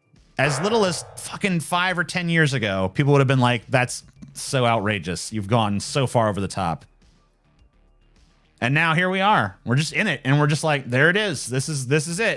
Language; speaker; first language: English; native; English